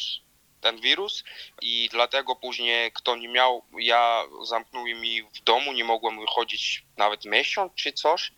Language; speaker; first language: Polish; non-native, learner; Georgian